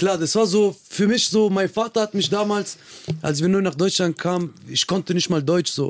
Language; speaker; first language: German; early bilingual, other home language; Kurdish